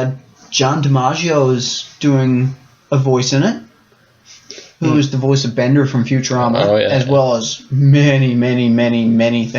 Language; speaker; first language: English; native; English